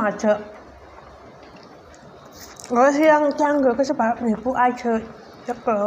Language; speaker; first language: Chinese; non-native, learner; Indonesian